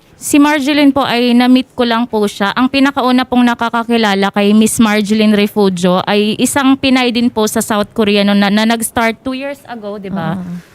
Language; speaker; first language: Filipino; native; Filipino